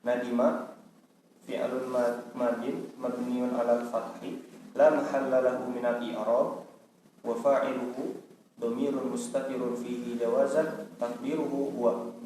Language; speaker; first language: Arabic; non-native, learner; Indonesian